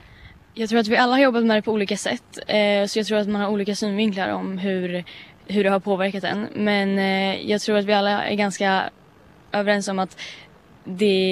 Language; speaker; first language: Swedish; native; Swedish